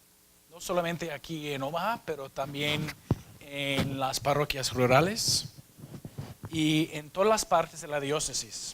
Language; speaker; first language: Spanish; non-native, fluent; English